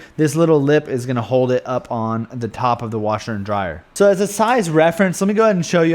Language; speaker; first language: English; native; English